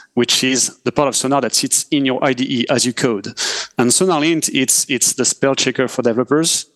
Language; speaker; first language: English; non-native, fluent; French